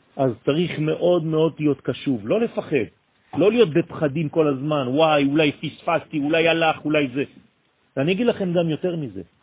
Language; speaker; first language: Hebrew; non-native, fluent; French